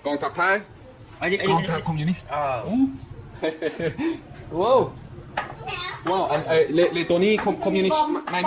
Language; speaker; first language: Thai; non-native, learner; English